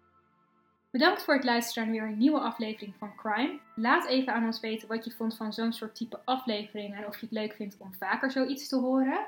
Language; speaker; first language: Dutch; native; Dutch